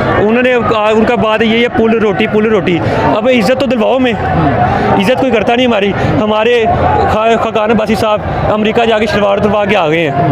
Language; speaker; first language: Urdu; non-native, local second language; Punjabi